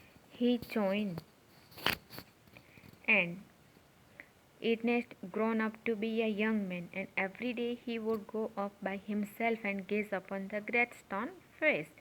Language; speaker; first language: English; non-native, local second language; Gujarati